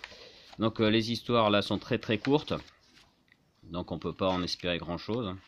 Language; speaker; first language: French; native; French